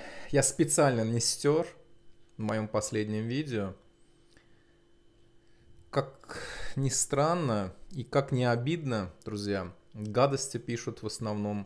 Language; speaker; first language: Russian; non-native, fluent; Azerbaijani